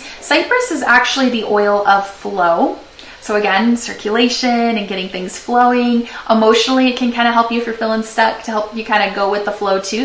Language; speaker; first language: English; native; English